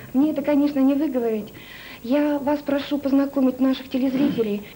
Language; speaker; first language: Russian; native; Russian